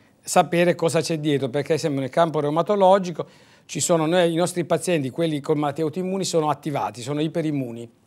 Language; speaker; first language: Italian; native; Italian